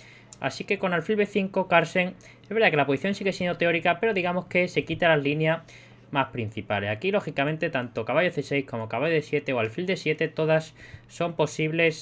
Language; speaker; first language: Spanish; native; Spanish